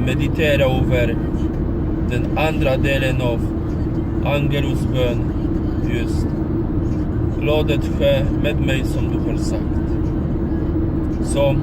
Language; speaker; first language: Swedish; non-native, learner; Polish